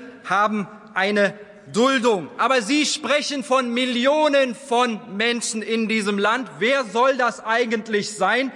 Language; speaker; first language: German; early bilingual, other home language; Turkish